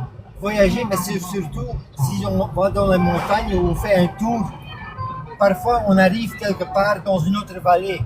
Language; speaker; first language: French; non-native, fluent; Dutch